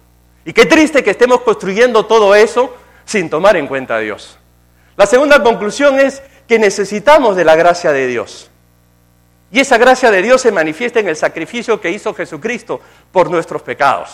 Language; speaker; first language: Spanish; native; Spanish